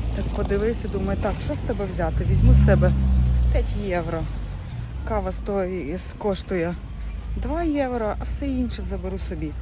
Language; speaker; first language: Ukrainian; native; Ukrainian